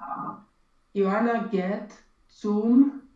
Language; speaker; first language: German; non-native, learner; Romanian